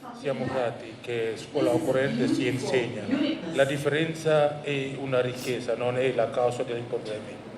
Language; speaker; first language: Italian; non-native, learner; Indonesian